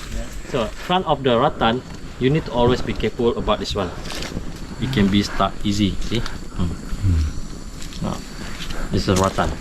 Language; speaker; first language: English; non-native, local second language; Malay